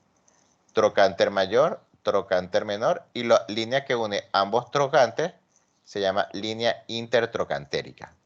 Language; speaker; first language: Spanish; native; Spanish